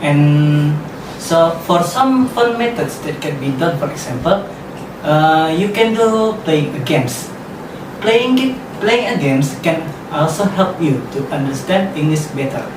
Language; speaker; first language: English; non-native, learner; Indonesian